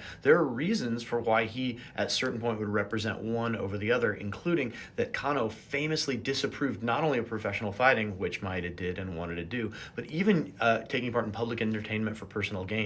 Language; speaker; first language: English; native; English